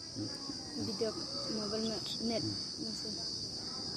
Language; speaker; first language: Hindi; non-native, local second language; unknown